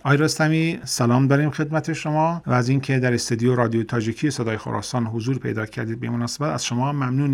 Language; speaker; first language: Persian; native; Persian